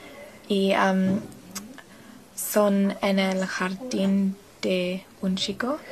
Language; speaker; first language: Spanish; non-native, learner; English